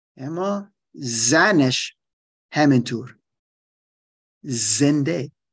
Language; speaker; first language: Persian; non-native, learner; German